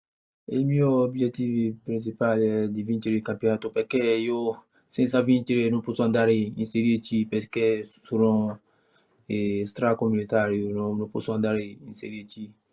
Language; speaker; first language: Italian; non-native, learner; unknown